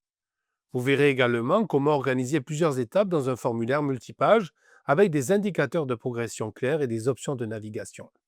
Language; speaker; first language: French; native; French